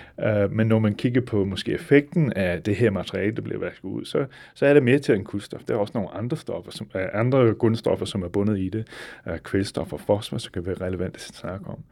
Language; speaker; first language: Danish; non-native, fluent; English